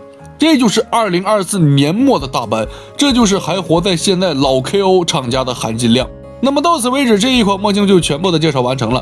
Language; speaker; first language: Chinese; native; Chinese